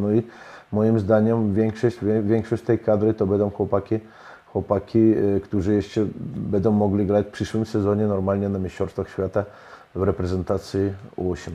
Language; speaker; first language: Polish; non-native, fluent; Russian